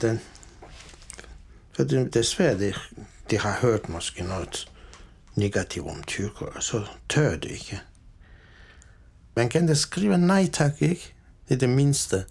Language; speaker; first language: Danish; non-native, fluent; Turkish